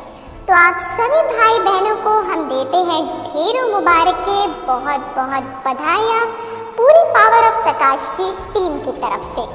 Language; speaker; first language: Hindi; native; Hindi